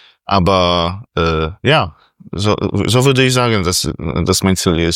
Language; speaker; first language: German; non-native, fluent; Polish